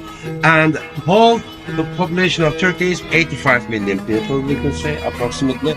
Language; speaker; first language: English; non-native, fluent; Turkish